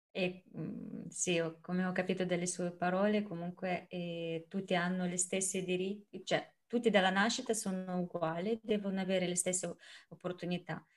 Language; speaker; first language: Italian; non-native, fluent; Russian